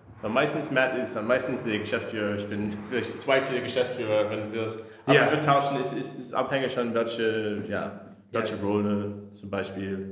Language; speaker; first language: German; non-native, learner; English